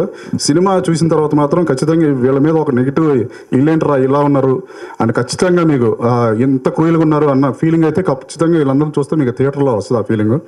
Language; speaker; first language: Telugu; native; Telugu